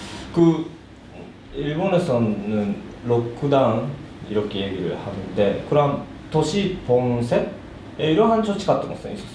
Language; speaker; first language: Korean; early bilingual, heritage; Korean